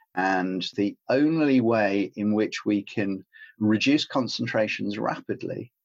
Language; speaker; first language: English; native; English